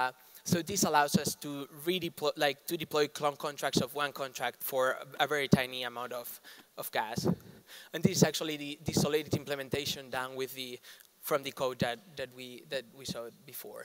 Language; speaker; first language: English; non-native, fluent; Spanish